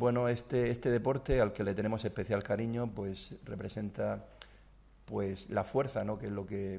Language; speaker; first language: Spanish; native; Spanish